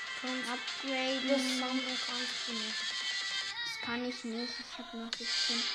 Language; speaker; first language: German; native; German